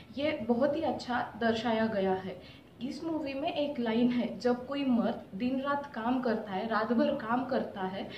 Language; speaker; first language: Hindi; non-native, local second language; Marathi